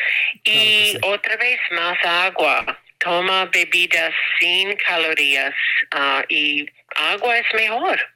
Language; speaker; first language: Spanish; non-native, learner; English